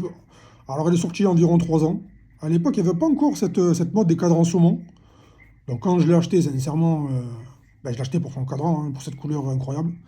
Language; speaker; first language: French; native; French